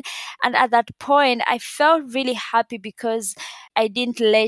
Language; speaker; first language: English; non-native, local second language; Ganda